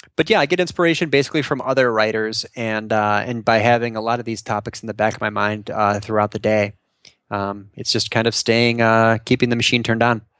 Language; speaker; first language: English; native; English